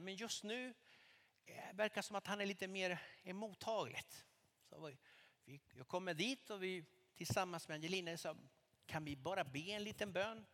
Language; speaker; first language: Swedish; non-native, fluent; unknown